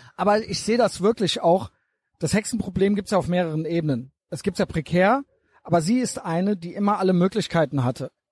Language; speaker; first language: German; native; German